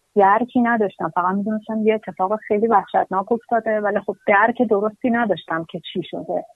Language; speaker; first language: Persian; native; Persian